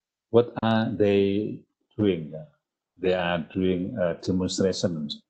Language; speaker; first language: English; non-native, fluent; Indonesian